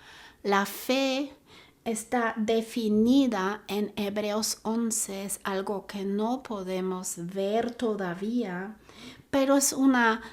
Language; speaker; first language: Spanish; non-native, fluent; German